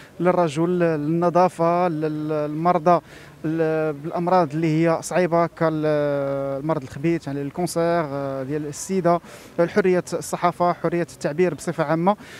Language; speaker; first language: Arabic; native; Arabic